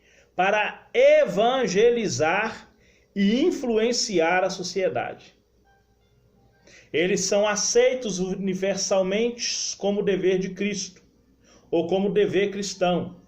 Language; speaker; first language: Portuguese; native; Portuguese